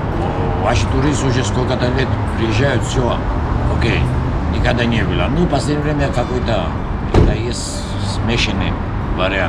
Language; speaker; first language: Russian; non-native, fluent; Georgian